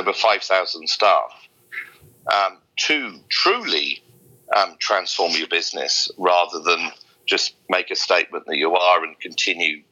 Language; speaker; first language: English; native; English